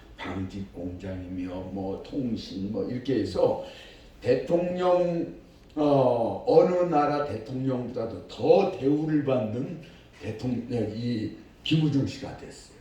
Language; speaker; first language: Korean; native; Korean